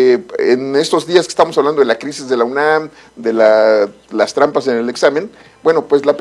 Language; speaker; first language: Spanish; native; Spanish